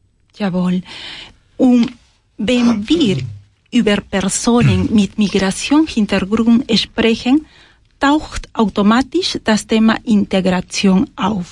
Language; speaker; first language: German; non-native, fluent; Spanish